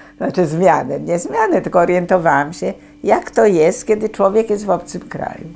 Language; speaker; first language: Polish; native; Polish